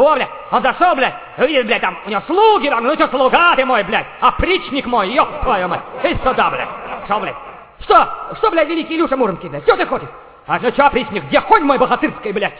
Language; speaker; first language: Russian; native; Russian